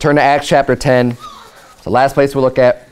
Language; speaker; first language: English; native; English